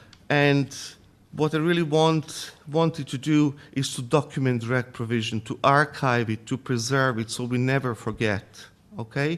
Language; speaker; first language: English; non-native, fluent; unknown